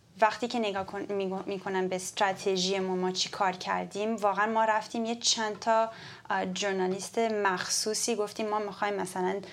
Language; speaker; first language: Persian; early bilingual, heritage; Persian